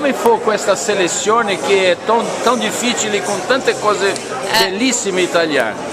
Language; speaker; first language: Italian; non-native, learner; Portuguese